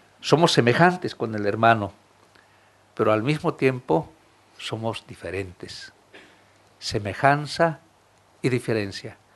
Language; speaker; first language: Spanish; non-native, local second language; Aymara